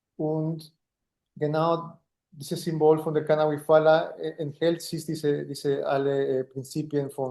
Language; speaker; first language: German; non-native, fluent; Spanish